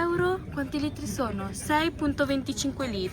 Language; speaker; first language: Italian; early bilingual, other home language; Filipino